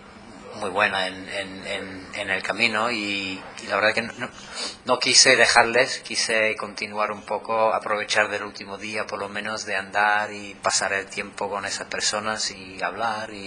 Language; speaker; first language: Spanish; non-native, fluent; English